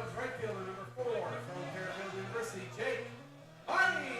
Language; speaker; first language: English; native; English